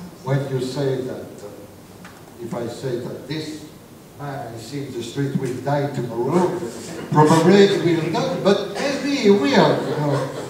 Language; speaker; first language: English; non-native, fluent; French